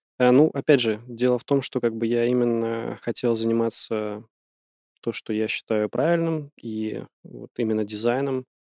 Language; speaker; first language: Russian; early bilingual, heritage; Russian